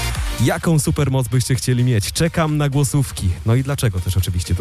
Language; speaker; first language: Polish; native; Polish